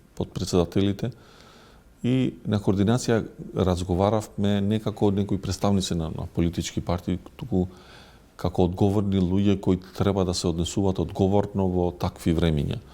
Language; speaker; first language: Macedonian; non-native, local second language; Albanian